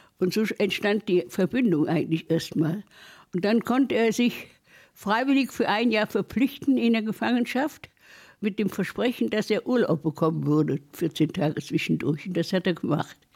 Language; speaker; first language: German; native; German